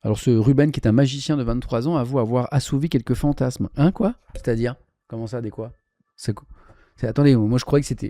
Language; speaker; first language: French; native; French